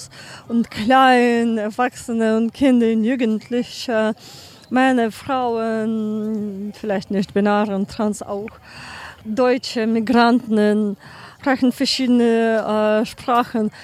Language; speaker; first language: German; non-native, learner; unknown